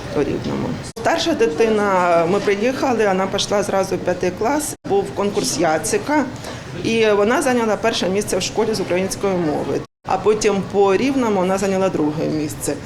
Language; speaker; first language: Ukrainian; non-native, local second language; Russian